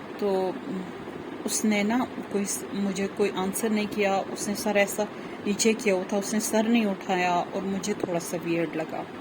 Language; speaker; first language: Urdu; non-native, local second language; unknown